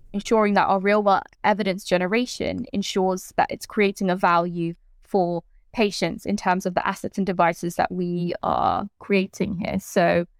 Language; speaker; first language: English; native; English